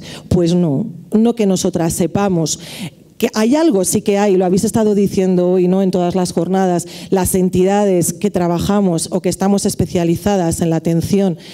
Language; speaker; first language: Spanish; native; Spanish